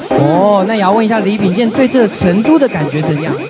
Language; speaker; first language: Chinese; native; Chinese